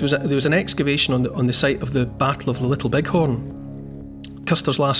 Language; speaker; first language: English; native; English